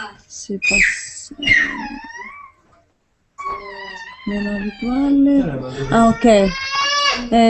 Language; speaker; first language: Spanish; non-native, learner; Portuguese